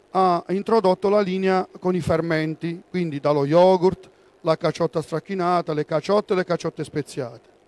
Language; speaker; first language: Italian; native; Italian